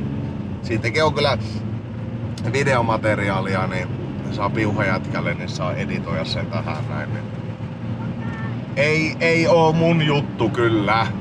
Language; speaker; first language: Finnish; native; Finnish